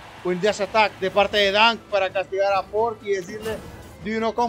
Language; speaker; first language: Spanish; native; Spanish